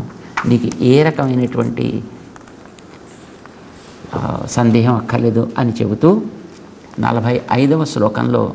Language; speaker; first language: Telugu; native; Telugu